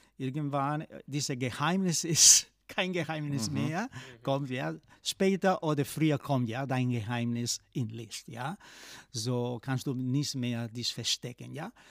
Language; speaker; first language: German; non-native, fluent; Spanish